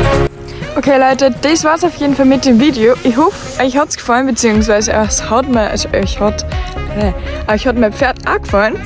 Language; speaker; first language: German; native; German